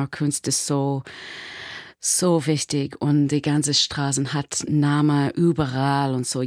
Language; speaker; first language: German; non-native, fluent; English